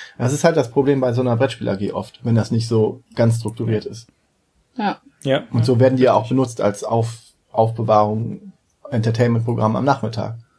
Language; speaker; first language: German; native; German